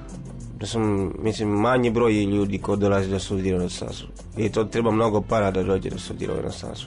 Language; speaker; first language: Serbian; non-native, learner; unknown